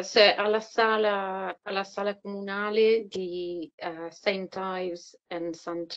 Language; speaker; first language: Italian; early bilingual, heritage; English